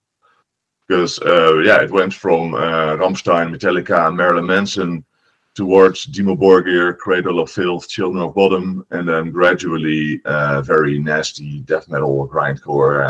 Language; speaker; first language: English; non-native, fluent; Dutch